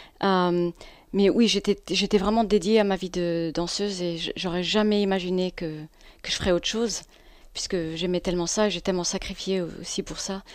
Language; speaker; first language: French; non-native, fluent; English